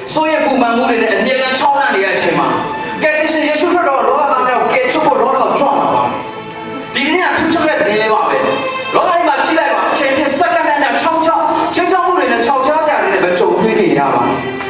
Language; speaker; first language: Burmese; non-native, local second language; Thado Chin